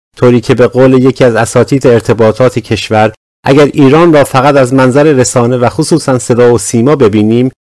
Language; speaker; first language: Persian; non-native, local second language; Azerbaijani